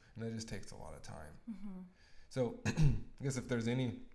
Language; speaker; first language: English; native; English